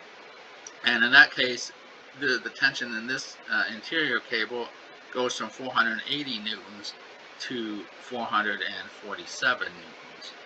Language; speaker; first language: English; native; English